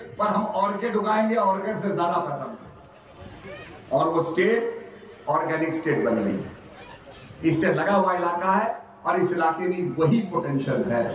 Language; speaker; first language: Hindi; native; Hindi